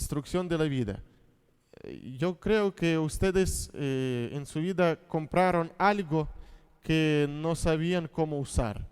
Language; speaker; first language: Spanish; non-native, fluent; Russian